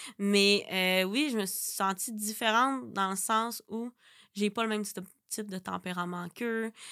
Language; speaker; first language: French; native; French